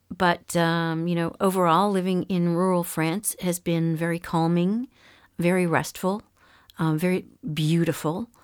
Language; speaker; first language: English; native; English